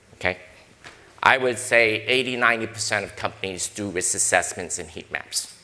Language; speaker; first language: English; native; English